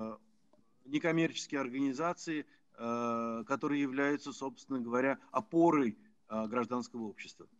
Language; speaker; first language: Russian; native; Russian